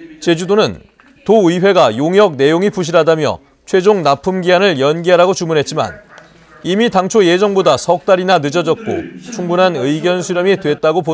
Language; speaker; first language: Korean; native; Korean